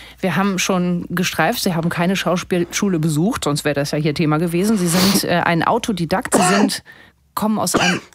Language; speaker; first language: German; native; German